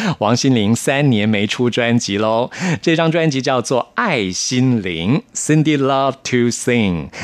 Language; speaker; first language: Chinese; native; Chinese